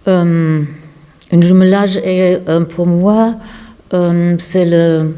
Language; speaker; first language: French; non-native, learner; German